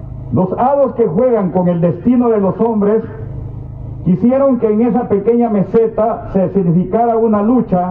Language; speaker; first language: Spanish; native; Spanish